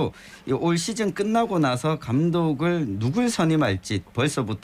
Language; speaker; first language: Korean; native; Korean